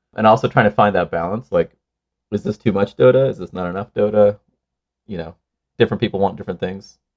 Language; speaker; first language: English; non-native, local second language; Sinhala